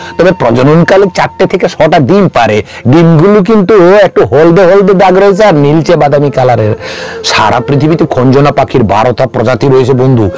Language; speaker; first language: Bangla; non-native, local second language; Kok Borok